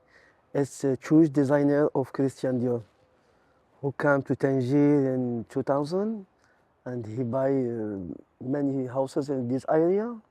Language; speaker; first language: English; non-native, learner; Arabic